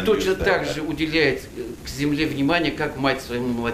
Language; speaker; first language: Russian; non-native, fluent; Turkish